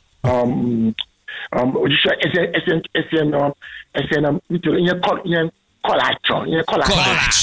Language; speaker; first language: Hungarian; non-native, learner; Yoruba